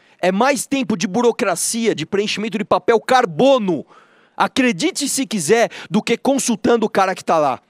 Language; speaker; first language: Portuguese; native; Portuguese